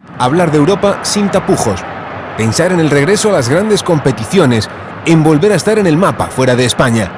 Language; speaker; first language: Spanish; native; Spanish